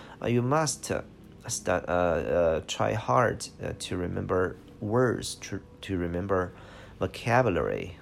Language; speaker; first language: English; non-native, fluent; Chinese